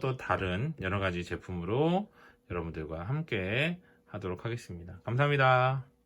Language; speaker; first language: Korean; native; Korean